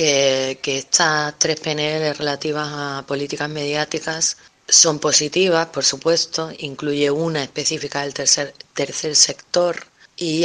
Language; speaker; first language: Spanish; native; Spanish